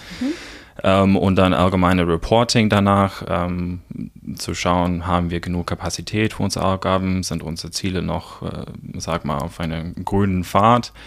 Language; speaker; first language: German; non-native, fluent; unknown